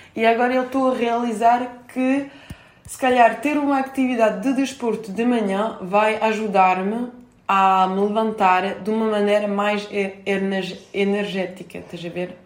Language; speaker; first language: Portuguese; non-native, fluent; French